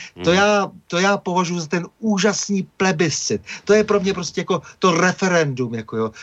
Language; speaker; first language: Czech; native; Czech